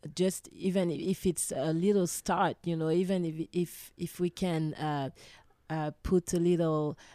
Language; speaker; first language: English; non-native, fluent; French